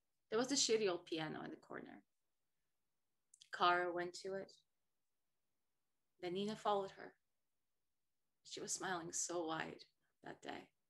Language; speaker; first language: English; non-native, fluent; Portuguese